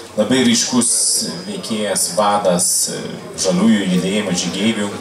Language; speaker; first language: Lithuanian; non-native, fluent; Swedish